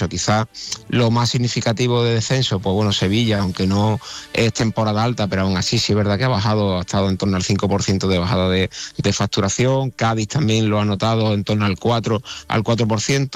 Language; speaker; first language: Spanish; native; Spanish